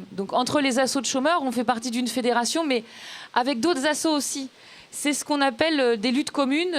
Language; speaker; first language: French; native; French